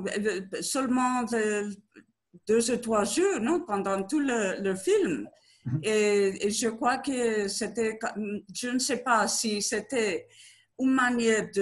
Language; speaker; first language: French; non-native, learner; Spanish